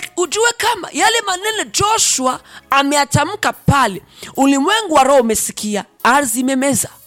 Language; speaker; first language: Swahili; non-native, local second language; Rundi